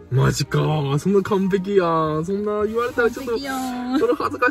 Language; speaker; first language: Japanese; non-native, fluent; Chinese